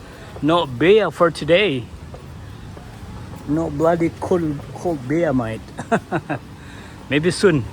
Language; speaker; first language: English; non-native, learner; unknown